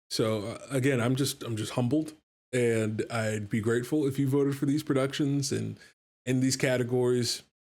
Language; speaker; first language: English; native; English